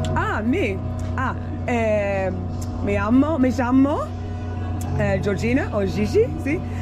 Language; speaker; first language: Spanish; non-native, learner; English